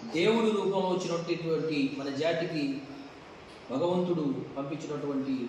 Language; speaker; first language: Telugu; non-native, local second language; Lambadi